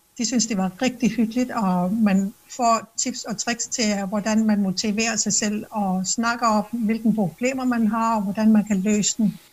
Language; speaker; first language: Danish; non-native, local second language; Kalaallisut